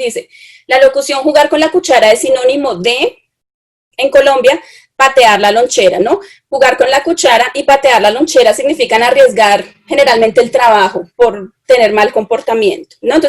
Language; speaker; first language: Spanish; native; Spanish